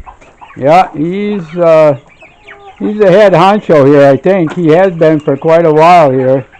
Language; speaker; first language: English; native; English